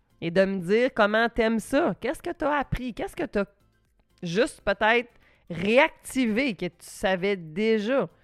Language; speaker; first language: French; native; French